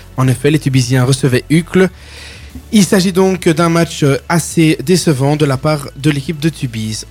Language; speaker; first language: French; native; French